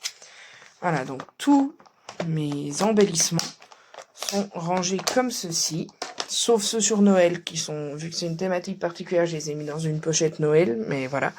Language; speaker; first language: French; native; French